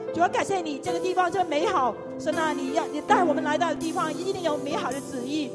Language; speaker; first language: Chinese; non-native, local second language; Cantonese